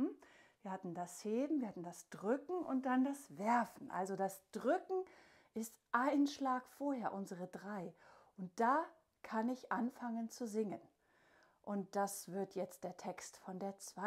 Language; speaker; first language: German; native; German